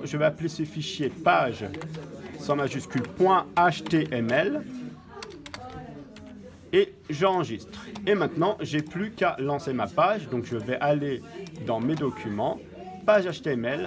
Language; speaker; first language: French; native; French